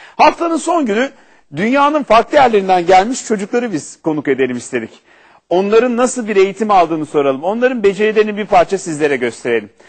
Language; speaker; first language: Turkish; native; Turkish